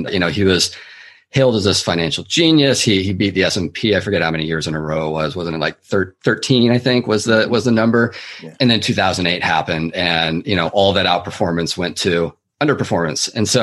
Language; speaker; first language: English; native; English